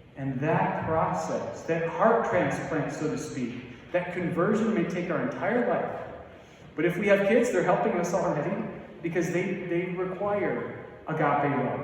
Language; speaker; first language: English; native; English